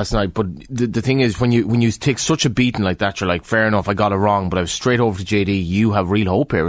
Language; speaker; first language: English; native; English